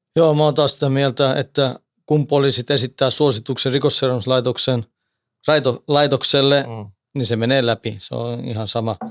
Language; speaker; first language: Finnish; early bilingual, heritage; Finnish